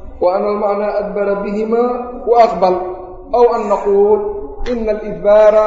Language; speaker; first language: Arabic; non-native, local second language; Somali